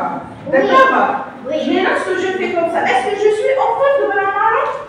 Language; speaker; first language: French; non-native, local second language; Arabic